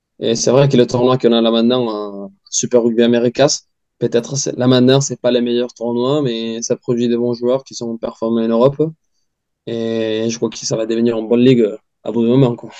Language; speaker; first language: French; non-native, fluent; Spanish